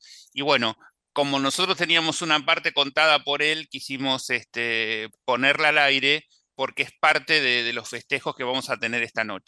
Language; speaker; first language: Spanish; native; Spanish